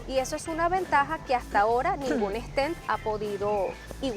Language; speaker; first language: Spanish; native; Spanish